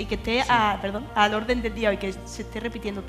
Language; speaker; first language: Spanish; native; Spanish